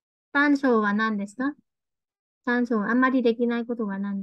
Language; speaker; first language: Japanese; non-native, fluent; Vietnamese